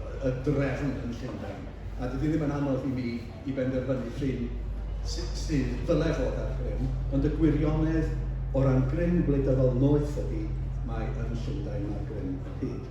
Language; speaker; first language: Welsh; native; Welsh